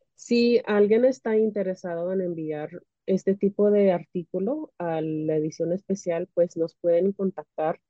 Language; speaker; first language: Spanish; early bilingual, heritage; Spanish